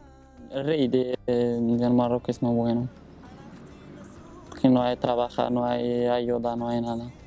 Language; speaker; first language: Spanish; non-native, learner; Arabic